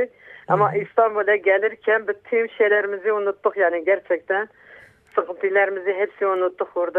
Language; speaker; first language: Turkish; non-native, local second language; Kurdish